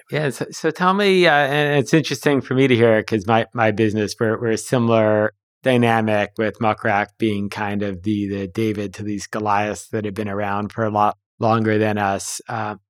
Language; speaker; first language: English; native; English